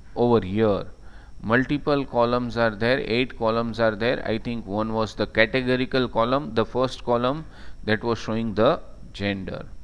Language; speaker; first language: English; non-native, local second language; Gujarati